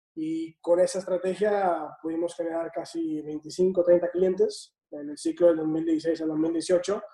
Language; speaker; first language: Spanish; native; Spanish